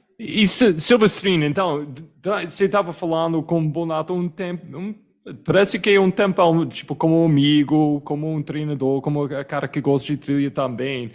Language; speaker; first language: Portuguese; non-native, fluent; English